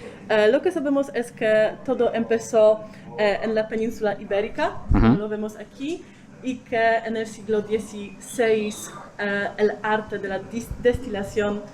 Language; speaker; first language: Spanish; non-native, fluent; Polish